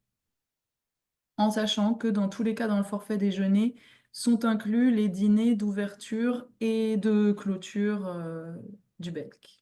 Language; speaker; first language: French; native; French